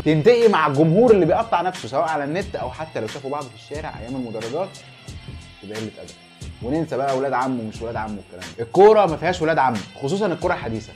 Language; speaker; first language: Arabic; native; Arabic